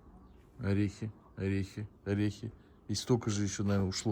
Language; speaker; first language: Russian; native; Russian